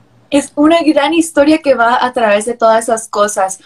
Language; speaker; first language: Spanish; early bilingual, heritage; Spanish